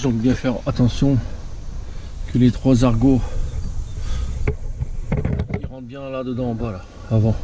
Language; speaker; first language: French; native; French